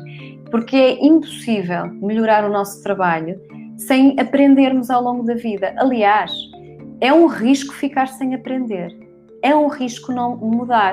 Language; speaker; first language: Portuguese; native; Portuguese